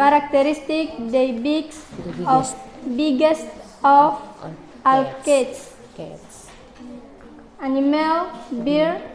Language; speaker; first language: English; non-native, learner; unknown